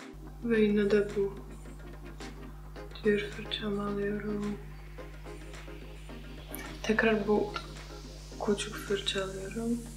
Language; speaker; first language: Turkish; non-native, fluent; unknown